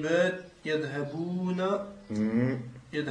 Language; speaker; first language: Arabic; non-native, learner; French